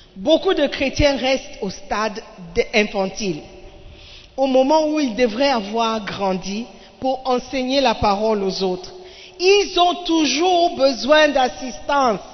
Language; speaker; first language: French; non-native, fluent; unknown